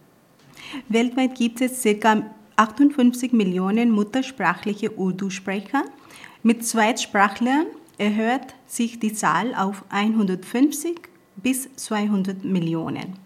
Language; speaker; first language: German; non-native, fluent; Punjabi